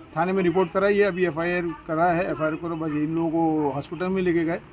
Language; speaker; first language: Hindi; non-native, local second language; Urdu